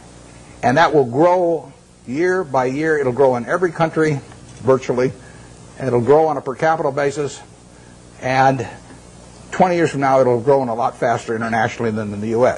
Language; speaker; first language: English; native; English